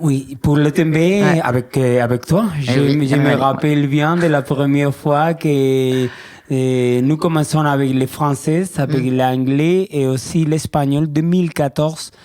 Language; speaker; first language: French; non-native, learner; Spanish